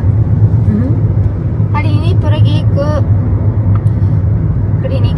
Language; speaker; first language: Indonesian; non-native, learner; English